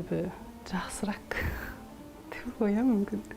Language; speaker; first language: Kazakh; early bilingual, heritage; Kazakh